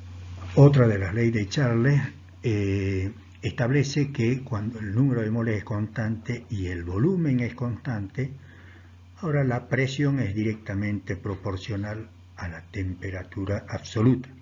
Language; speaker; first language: Spanish; native; Spanish